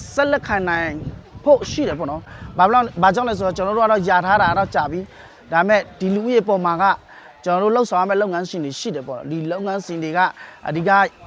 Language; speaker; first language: Burmese; non-native, local second language; Karen languages